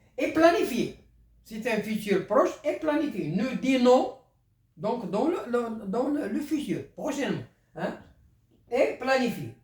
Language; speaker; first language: French; non-native, local second language; Arabic